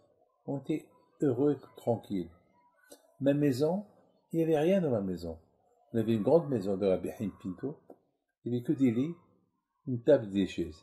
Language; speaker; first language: French; non-native, local second language; Arabic